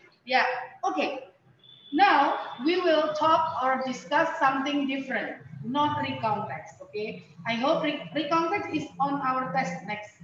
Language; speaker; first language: English; non-native, fluent; Indonesian